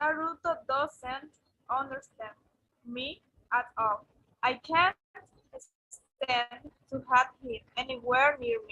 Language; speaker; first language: English; non-native, learner; Spanish